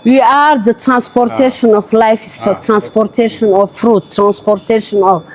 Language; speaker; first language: English; non-native, local second language; Amharic